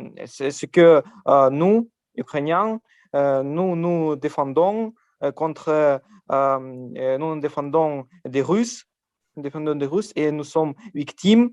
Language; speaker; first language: French; non-native, learner; Ukrainian